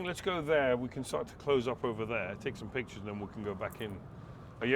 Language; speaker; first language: English; native; English